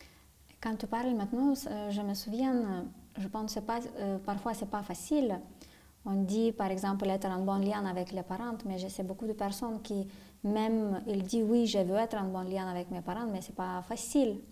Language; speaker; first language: French; non-native, fluent; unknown